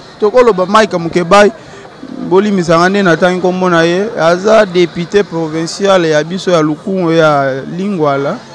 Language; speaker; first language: Lingala; native; Lingala